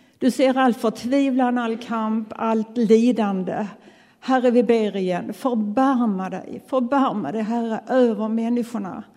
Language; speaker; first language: Swedish; native; Swedish